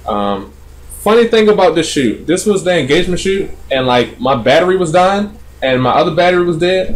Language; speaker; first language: English; native; English